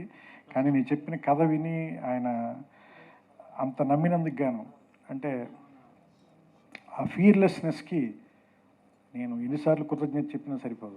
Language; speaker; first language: Telugu; native; Telugu